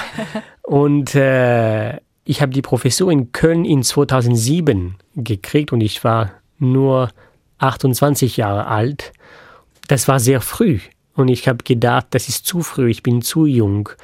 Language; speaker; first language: German; non-native, fluent; French